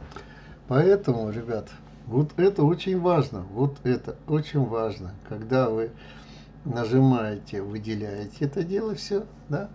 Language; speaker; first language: Russian; native; Russian